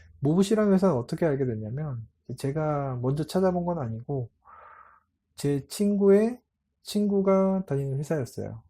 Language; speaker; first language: Korean; native; Korean